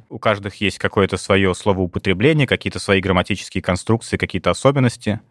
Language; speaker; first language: Russian; native; Russian